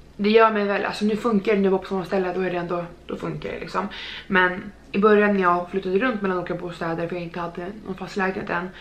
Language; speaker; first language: Swedish; native; Swedish